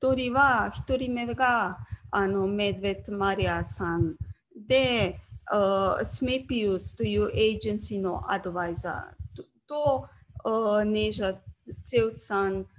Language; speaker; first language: Japanese; non-native, learner; Slovenian